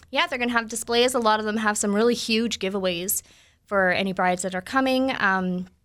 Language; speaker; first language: English; native; English